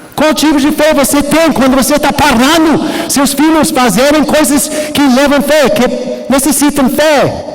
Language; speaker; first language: Portuguese; non-native, learner; English